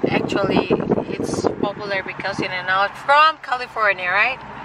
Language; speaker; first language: English; non-native, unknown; Indonesian